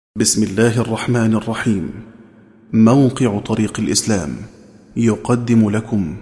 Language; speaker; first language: Arabic; native; Arabic